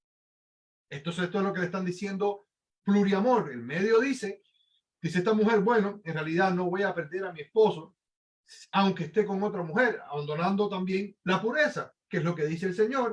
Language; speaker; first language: Spanish; native; Spanish